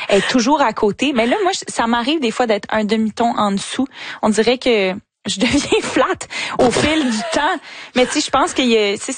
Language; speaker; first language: French; native; French